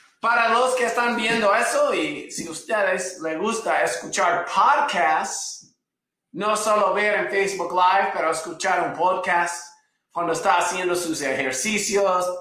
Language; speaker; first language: Spanish; non-native, fluent; English